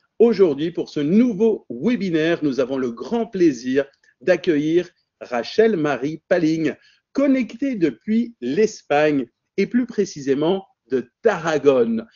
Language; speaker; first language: French; native; French